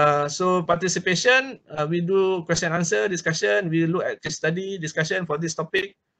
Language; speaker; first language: English; non-native, local second language; Malay